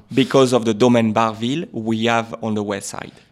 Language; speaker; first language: English; non-native, fluent; French